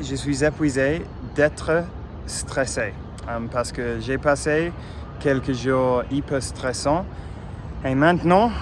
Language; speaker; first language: French; non-native, fluent; English